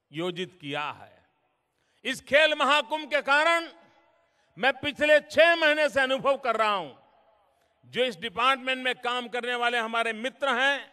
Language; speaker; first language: Hindi; non-native, local second language; Gujarati